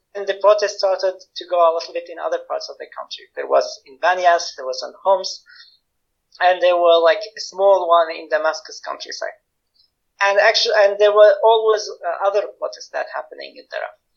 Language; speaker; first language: English; non-native, fluent; Arabic